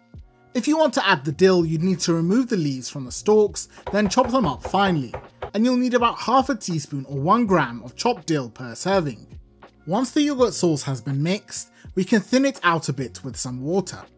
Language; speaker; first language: English; native; English